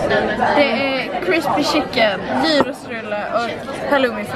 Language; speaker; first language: Swedish; native; Swedish